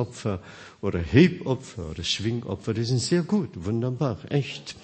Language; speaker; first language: German; non-native, fluent; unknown